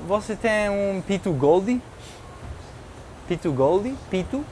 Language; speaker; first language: Portuguese; non-native, learner; English